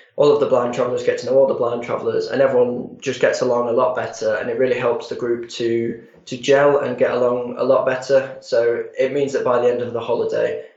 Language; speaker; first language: English; native; English